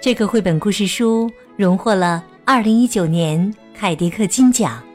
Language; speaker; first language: Chinese; native; Chinese